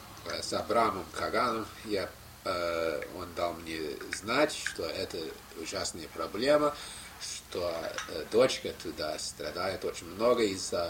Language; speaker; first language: Russian; non-native, fluent; English